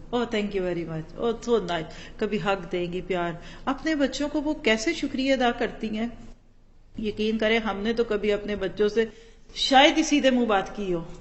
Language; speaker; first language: Urdu; non-native, local second language; Punjabi